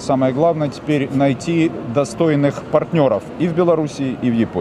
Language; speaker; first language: Russian; native; Russian